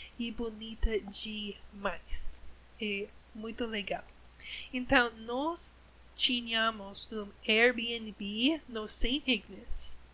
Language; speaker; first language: Portuguese; non-native, learner; English